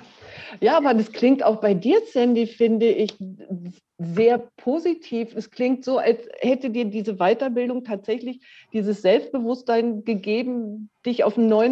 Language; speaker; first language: German; native; German